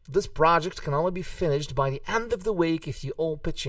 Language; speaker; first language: English; non-native, fluent; Hungarian